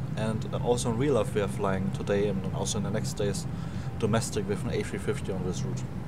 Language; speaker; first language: English; non-native, fluent; German